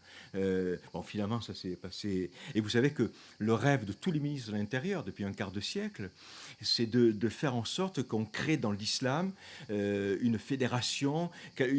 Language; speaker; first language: French; native; French